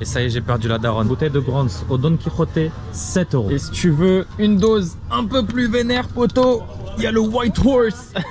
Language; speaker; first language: French; early bilingual, other home language; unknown